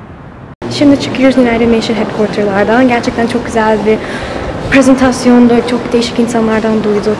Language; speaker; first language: Turkish; early bilingual, heritage; English